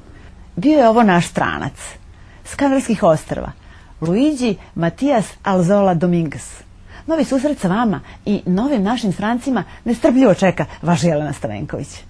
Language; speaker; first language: Serbian; native; Serbian